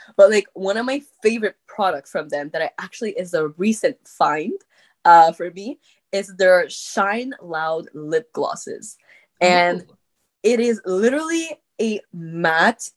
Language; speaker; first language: English; non-native, fluent; French